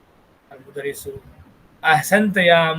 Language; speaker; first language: Arabic; non-native, fluent; Tamil